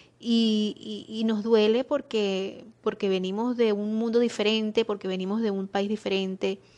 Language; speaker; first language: Spanish; native; Spanish